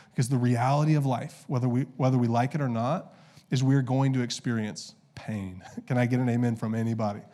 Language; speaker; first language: English; native; English